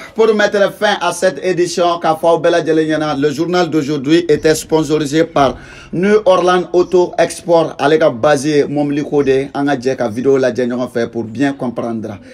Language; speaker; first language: French; non-native, local second language; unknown